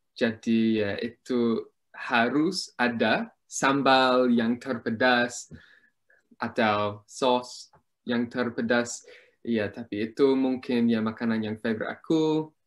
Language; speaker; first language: Indonesian; non-native, learner; English